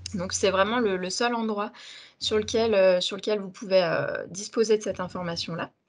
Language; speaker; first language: French; native; French